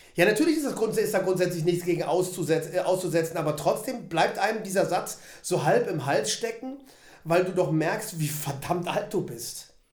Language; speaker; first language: German; native; German